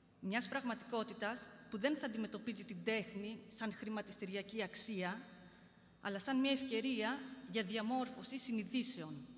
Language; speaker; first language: Greek; early bilingual, heritage; Greek